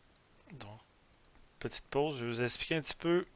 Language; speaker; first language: French; native; French